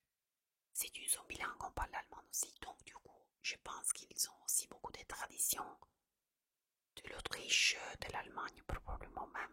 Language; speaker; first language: French; non-native, fluent; Italian